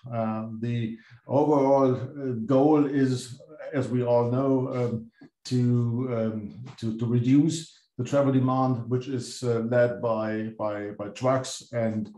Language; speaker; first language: English; non-native, fluent; German